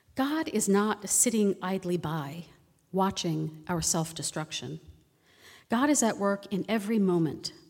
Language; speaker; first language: English; native; English